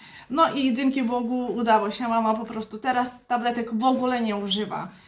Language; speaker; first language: Polish; non-native, fluent; Ukrainian